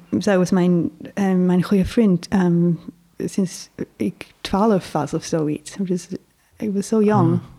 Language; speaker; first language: Dutch; non-native, fluent; English